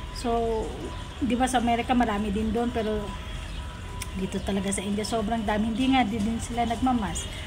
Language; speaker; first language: Filipino; non-native, local second language; Cebuano